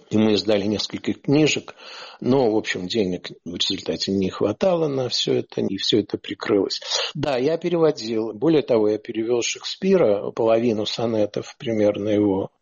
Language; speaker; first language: Russian; native; Russian